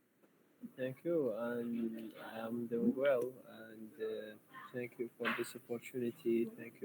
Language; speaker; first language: English; non-native, learner; Arabic